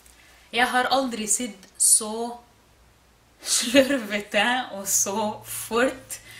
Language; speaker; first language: Norwegian; non-native, fluent; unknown